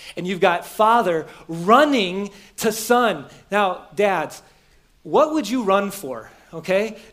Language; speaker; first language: English; native; English